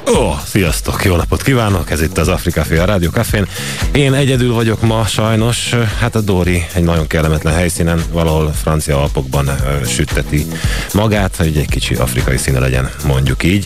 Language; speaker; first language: Hungarian; native; Hungarian